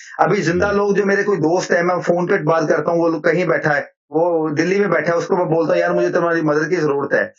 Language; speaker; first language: Urdu; non-native, local second language; Punjabi